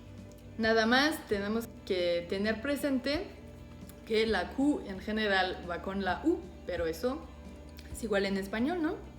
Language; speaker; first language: Spanish; non-native, fluent; French